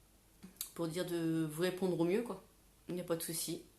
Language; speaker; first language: French; native; French